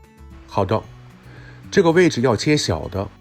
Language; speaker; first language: Chinese; native; Chinese